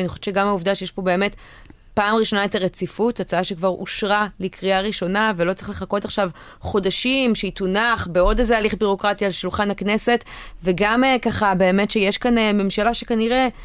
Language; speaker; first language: Hebrew; native; Hebrew